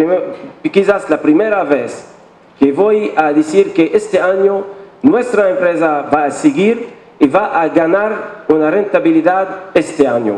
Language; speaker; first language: Spanish; non-native, fluent; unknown